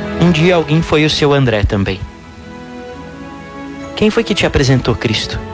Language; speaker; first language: Portuguese; native; Portuguese